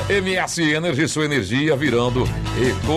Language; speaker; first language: Portuguese; native; Portuguese